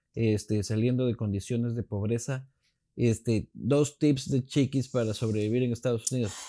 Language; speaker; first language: Spanish; native; Spanish